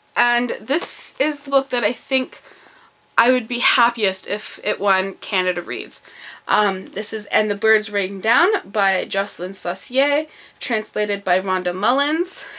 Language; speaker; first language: English; native; English